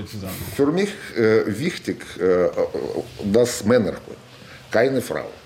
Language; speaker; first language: German; non-native, learner; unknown